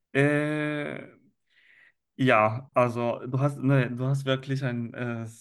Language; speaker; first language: German; non-native, fluent; Italian